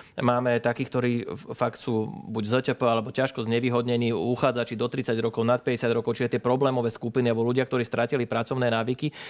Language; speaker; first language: Slovak; native; Slovak